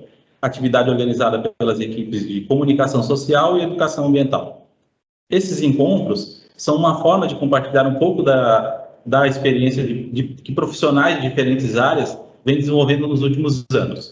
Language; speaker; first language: Portuguese; native; Portuguese